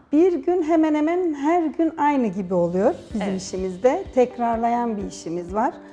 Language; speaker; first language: Turkish; native; Turkish